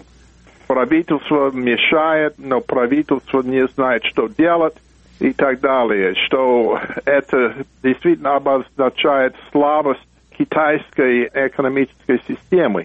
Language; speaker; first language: Russian; non-native, fluent; English